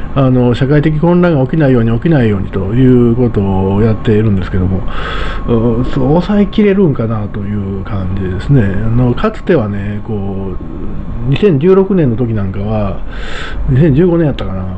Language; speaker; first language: Japanese; native; Japanese